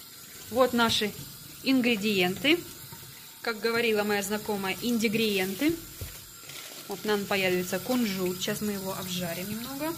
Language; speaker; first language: Russian; native; Russian